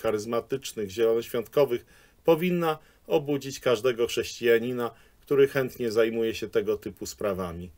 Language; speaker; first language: Polish; native; Polish